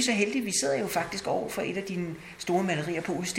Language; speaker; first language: Danish; native; Danish